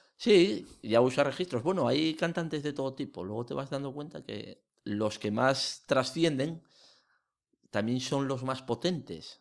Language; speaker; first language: Spanish; native; Spanish